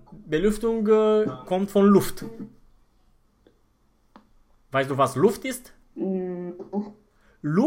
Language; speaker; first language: German; non-native, fluent; Romanian